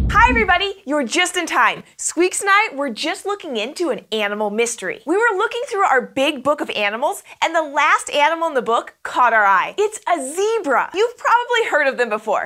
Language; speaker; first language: English; native; English